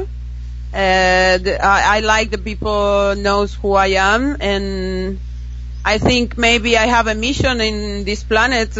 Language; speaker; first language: English; non-native, fluent; Spanish